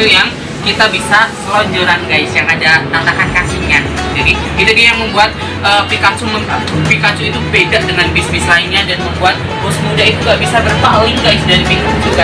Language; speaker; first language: Indonesian; native; Indonesian